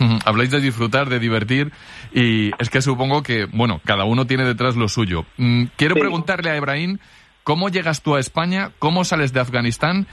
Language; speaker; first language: Spanish; native; Spanish